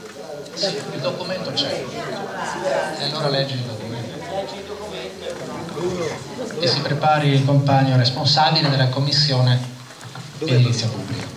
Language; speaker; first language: Italian; native; Italian